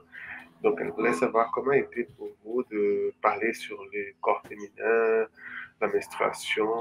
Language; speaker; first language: French; non-native, fluent; Portuguese